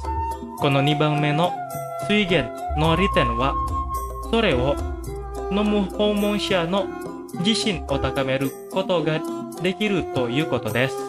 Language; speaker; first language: Japanese; non-native, fluent; Indonesian